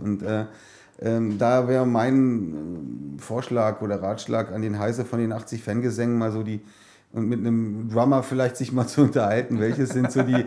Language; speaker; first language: German; native; German